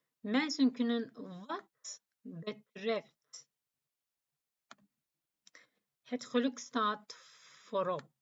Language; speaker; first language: Dutch; non-native, learner; Turkish